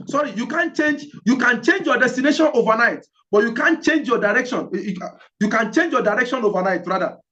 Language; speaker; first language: English; non-native, local second language; Yoruba